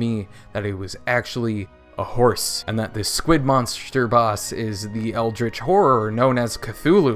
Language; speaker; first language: English; native; English